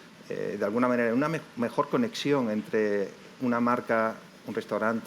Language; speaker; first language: Spanish; native; Spanish